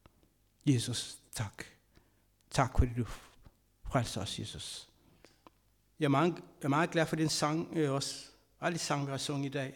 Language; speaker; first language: Danish; non-native, fluent; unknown